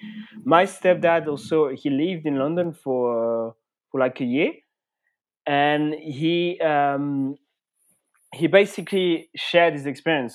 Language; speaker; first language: English; non-native, fluent; French